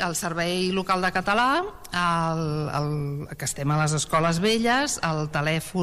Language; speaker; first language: Catalan; native; Catalan